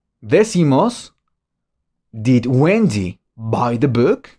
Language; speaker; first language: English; non-native, fluent; Spanish